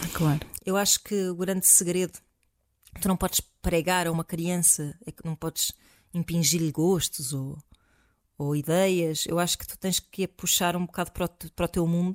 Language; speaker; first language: Portuguese; native; Portuguese